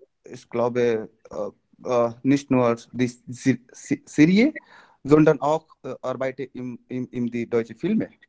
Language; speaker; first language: German; non-native, learner; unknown